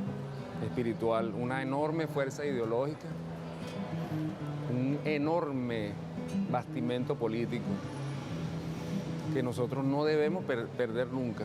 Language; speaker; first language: Spanish; native; Spanish